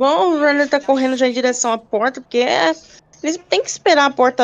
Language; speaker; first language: Portuguese; native; Portuguese